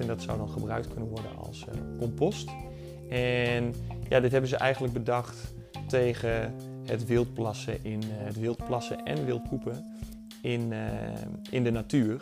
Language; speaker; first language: Dutch; native; Dutch